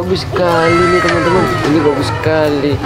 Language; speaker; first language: Indonesian; native; Indonesian